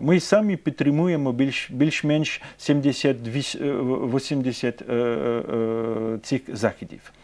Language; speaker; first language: Ukrainian; non-native, fluent; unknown